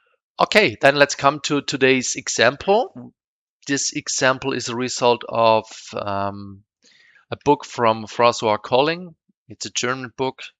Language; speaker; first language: English; non-native, fluent; German